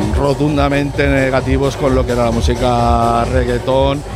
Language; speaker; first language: Spanish; native; Spanish